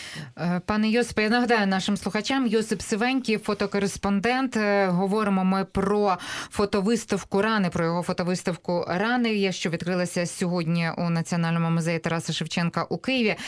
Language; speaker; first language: Ukrainian; native; Ukrainian